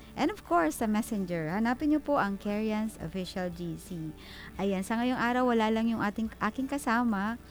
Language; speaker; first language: Filipino; non-native, local second language; Bikol